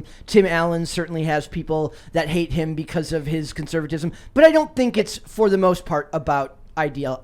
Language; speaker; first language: English; native; English